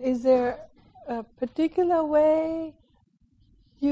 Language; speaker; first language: English; non-native, fluent; Japanese